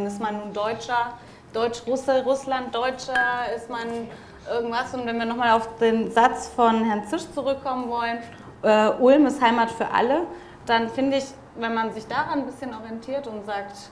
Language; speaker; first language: German; native; German